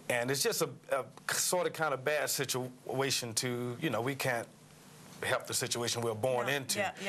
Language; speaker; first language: English; native; English